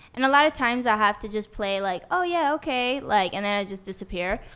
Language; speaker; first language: English; non-native, fluent; Swedish